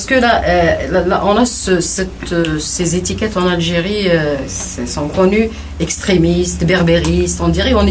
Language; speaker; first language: French; non-native, local second language; Kabyle